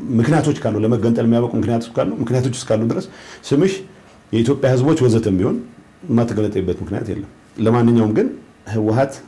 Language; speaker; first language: Amharic; non-native, local second language; Tigrinya